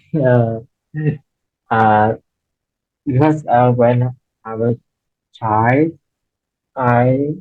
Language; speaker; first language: English; non-native, learner; Vietnamese